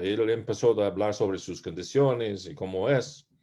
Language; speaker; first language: Spanish; non-native, learner; English